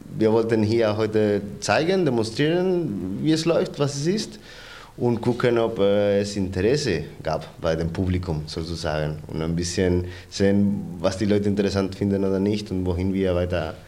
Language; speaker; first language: German; non-native, fluent; Spanish